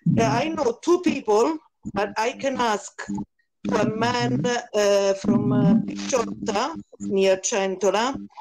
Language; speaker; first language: English; non-native, learner; Italian